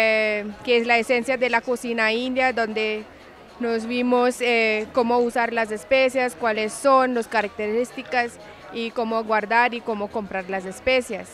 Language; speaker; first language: Spanish; non-native, fluent; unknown